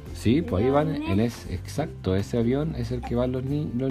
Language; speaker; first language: Spanish; native; Spanish